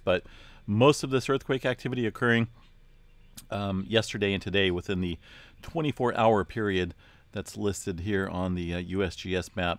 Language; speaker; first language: English; native; English